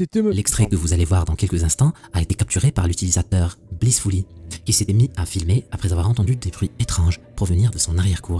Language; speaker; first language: French; native; French